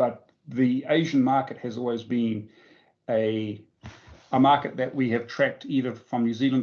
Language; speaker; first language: English; native; English